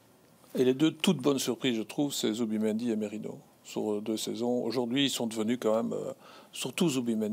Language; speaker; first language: French; native; French